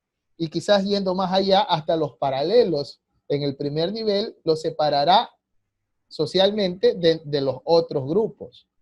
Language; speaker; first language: Spanish; native; Spanish